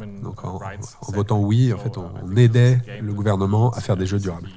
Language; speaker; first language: French; native; French